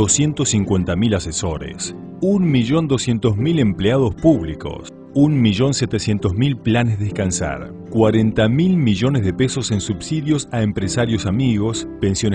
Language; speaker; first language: Spanish; native; Spanish